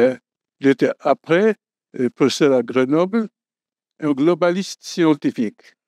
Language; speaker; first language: French; non-native, fluent; Polish